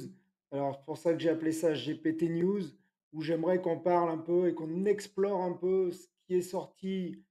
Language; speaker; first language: French; native; French